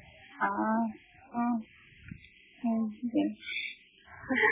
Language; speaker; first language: Chinese; non-native, learner; Korean